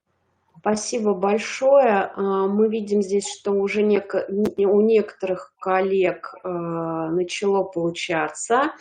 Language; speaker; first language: Russian; native; Russian